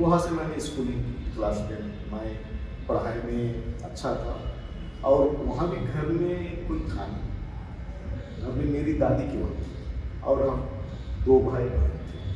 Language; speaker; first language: Hindi; native; Hindi